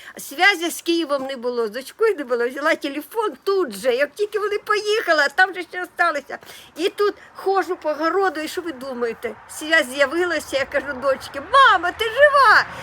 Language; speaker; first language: Ukrainian; native; Ukrainian